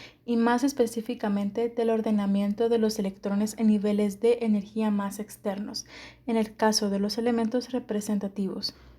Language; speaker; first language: Spanish; native; Spanish